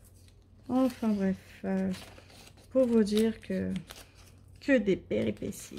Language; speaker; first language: French; native; French